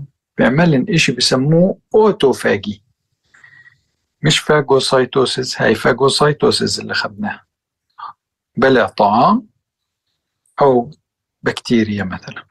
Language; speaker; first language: Arabic; native; Arabic